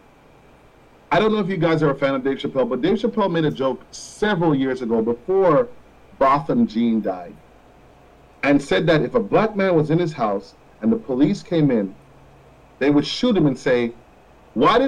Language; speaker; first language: English; non-native, local second language; Jamaican Creole English